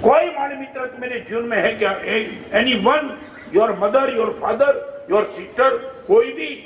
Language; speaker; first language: Hindi; non-native, local second language; Gujarati